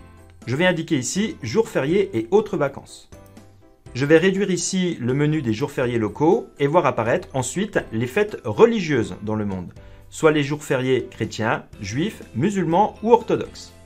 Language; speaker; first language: French; native; French